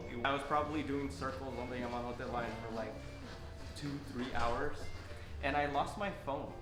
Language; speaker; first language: English; non-native, fluent; Portuguese